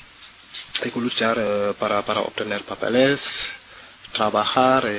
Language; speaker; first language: Spanish; non-native, learner; French